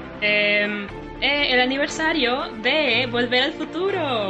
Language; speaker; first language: Spanish; native; Spanish